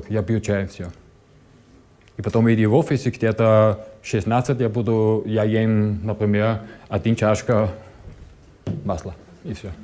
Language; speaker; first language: Russian; non-native, learner; German